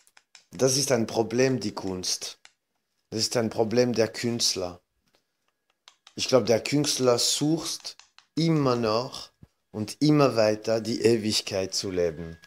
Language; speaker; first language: German; non-native, fluent; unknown